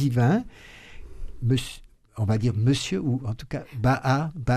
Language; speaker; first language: French; native; French